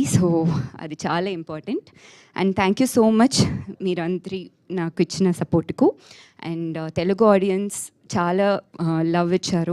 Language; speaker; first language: Telugu; non-native, learner; Tamil